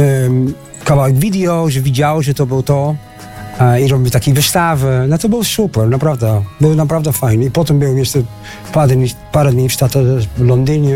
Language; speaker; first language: Polish; non-native, learner; Dutch